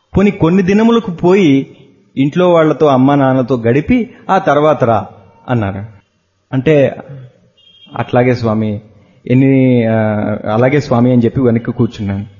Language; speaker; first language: Telugu; native; Telugu